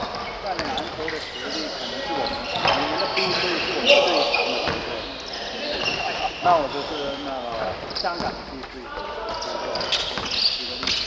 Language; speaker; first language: Chinese; non-native, local second language; Cantonese